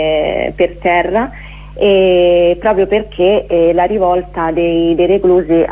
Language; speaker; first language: Italian; native; Italian